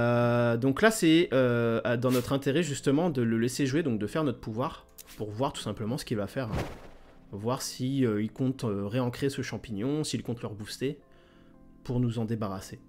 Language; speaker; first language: French; native; French